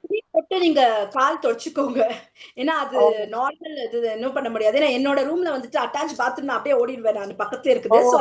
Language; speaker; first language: Tamil; native; Tamil